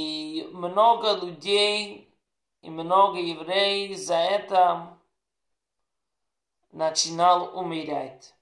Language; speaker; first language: Russian; non-native, learner; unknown